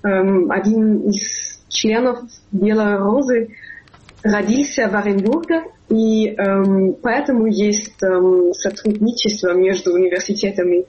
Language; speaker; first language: Russian; non-native, fluent; German